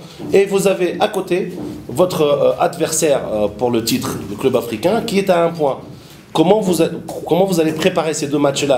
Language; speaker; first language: French; non-native, local second language; Arabic